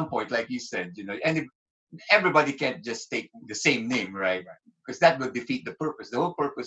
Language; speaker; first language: English; non-native, local second language; Filipino